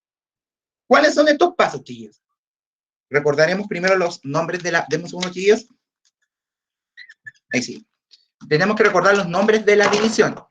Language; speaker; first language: Spanish; native; Spanish